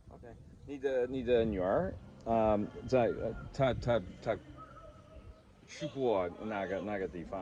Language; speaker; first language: Chinese; non-native, learner; English